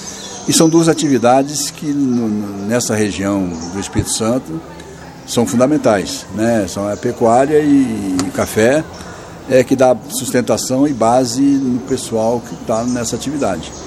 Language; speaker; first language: Portuguese; native; Portuguese